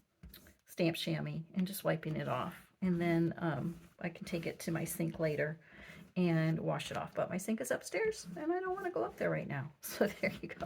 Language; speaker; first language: English; native; English